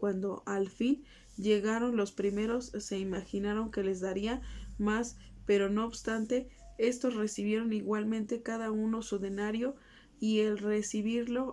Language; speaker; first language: Spanish; native; Spanish